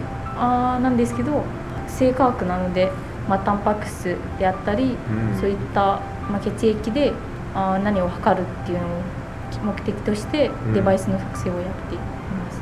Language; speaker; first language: Japanese; non-native, fluent; Malay